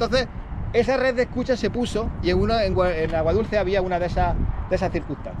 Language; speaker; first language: Spanish; native; Spanish